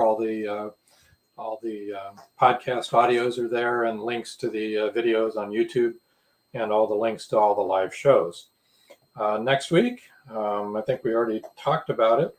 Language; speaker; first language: English; native; English